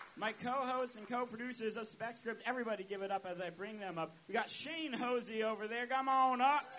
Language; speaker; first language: English; native; English